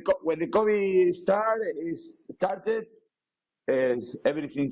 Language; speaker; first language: English; non-native, learner; Spanish